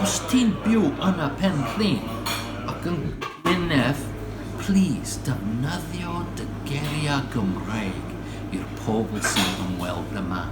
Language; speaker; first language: Welsh; non-native, learner; English